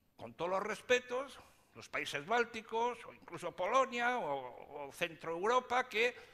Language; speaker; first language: Spanish; native; Spanish